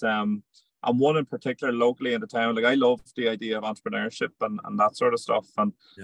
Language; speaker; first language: English; native; English